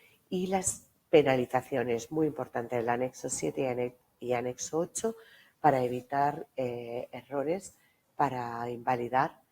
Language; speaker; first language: Spanish; native; Spanish